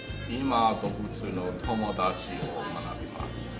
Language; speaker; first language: Japanese; non-native, learner; English